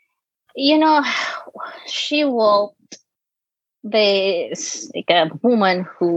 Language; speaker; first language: English; non-native, local second language; Filipino